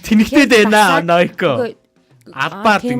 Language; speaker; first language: Mongolian; native; Mongolian